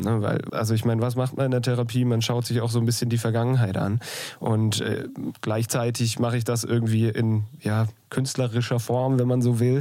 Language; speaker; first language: German; native; German